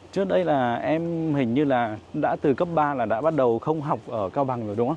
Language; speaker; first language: Vietnamese; native; Vietnamese